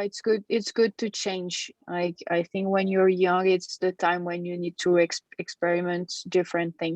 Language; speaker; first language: English; non-native, fluent; French